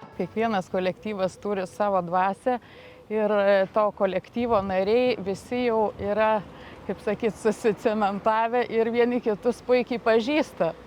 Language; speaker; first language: Lithuanian; native; Lithuanian